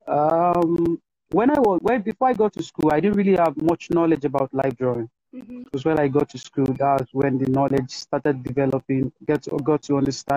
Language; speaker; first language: English; non-native, local second language; Yoruba